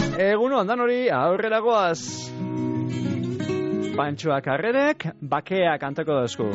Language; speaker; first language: Basque; native; Basque